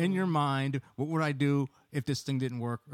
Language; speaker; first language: English; native; English